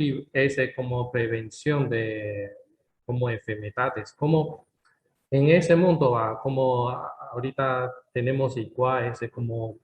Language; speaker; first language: Spanish; non-native, learner; Chinese